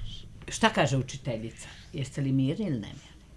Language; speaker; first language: Croatian; native; Croatian